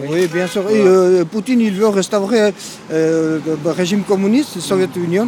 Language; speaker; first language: French; non-native, learner; Georgian